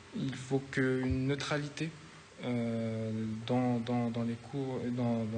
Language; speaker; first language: French; native; French